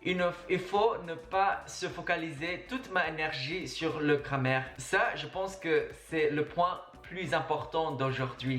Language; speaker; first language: French; non-native, fluent; Chinese